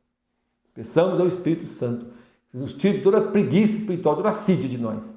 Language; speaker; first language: Portuguese; native; Portuguese